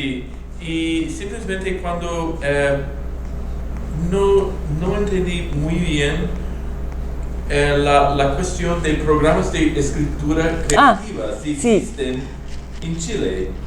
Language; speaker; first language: Spanish; non-native, fluent; Portuguese